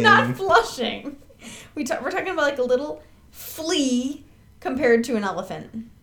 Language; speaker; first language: English; native; English